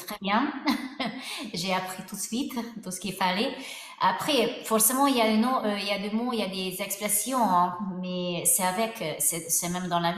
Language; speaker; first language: French; non-native, fluent; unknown